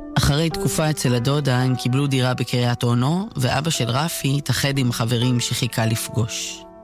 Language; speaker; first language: Hebrew; native; Hebrew